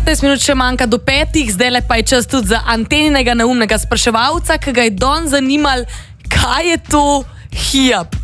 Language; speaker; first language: Slovenian; native; Slovenian